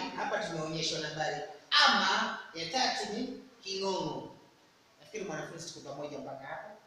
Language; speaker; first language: Swahili; non-native, local second language; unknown